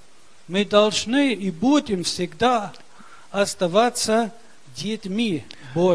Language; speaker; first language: Russian; early bilingual, heritage; Russian